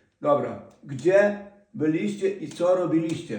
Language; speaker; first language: Polish; non-native, fluent; Ukrainian